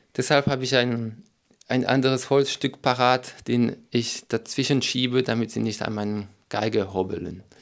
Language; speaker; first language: German; non-native, fluent; French